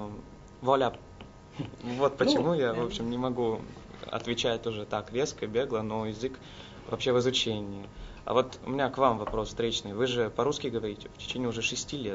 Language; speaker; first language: Russian; native; Russian